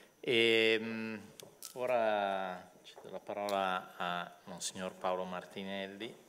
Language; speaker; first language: Italian; native; Italian